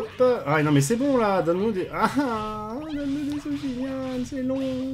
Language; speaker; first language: French; native; French